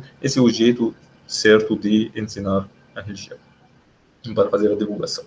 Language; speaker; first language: Portuguese; non-native, fluent; Arabic